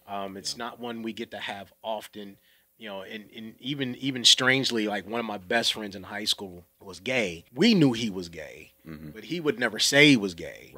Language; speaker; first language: English; native; English